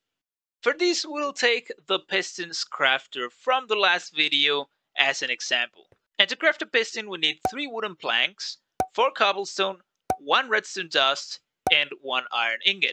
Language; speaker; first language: English; non-native, fluent; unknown